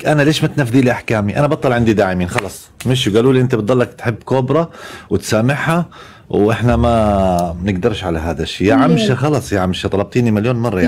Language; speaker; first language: Arabic; native; Arabic